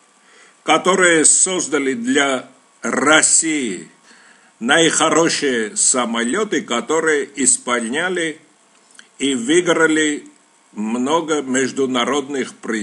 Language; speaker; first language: Russian; non-native, local second language; Armenian